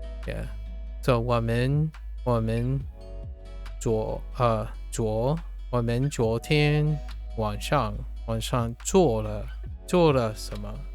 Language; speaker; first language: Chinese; non-native, learner; English